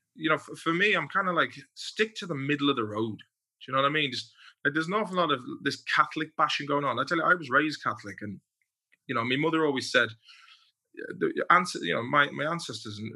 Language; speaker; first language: English; native; English